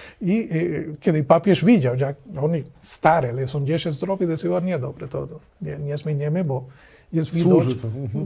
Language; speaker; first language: Polish; non-native, learner; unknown